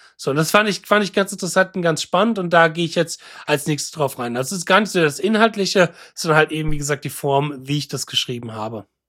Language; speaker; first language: German; native; German